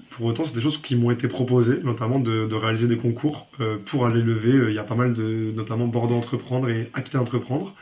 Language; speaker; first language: French; native; French